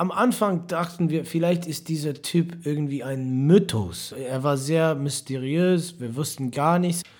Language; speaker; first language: German; non-native, fluent; English